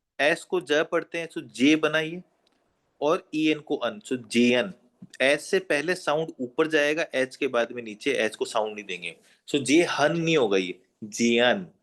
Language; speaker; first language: Hindi; native; Hindi